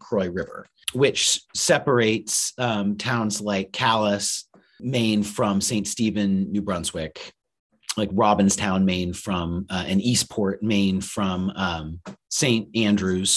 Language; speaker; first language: English; native; English